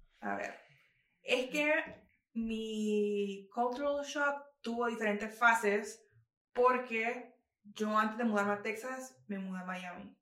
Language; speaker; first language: Spanish; native; Spanish